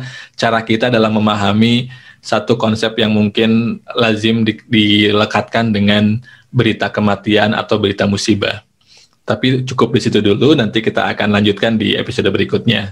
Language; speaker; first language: Indonesian; native; Indonesian